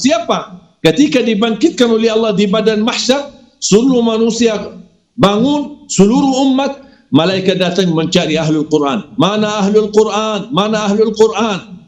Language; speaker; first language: Malay; non-native, fluent; Arabic